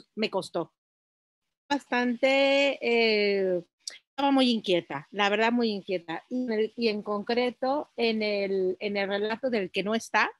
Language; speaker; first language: Spanish; native; Spanish